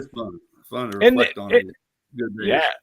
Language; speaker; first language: English; native; English